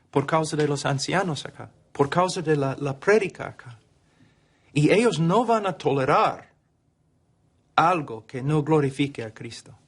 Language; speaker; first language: Spanish; non-native, fluent; English